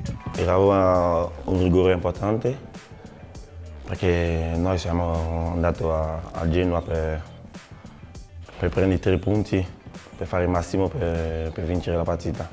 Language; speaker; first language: Italian; non-native, learner; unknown